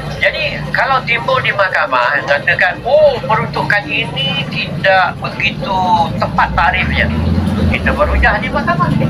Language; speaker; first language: Malay; native; Malay